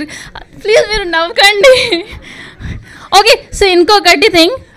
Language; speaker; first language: Telugu; non-native, learner; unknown